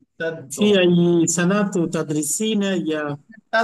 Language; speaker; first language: Arabic; non-native, learner; Bangla